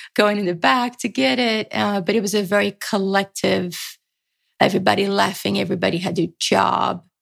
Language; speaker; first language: English; early bilingual, other home language; Portuguese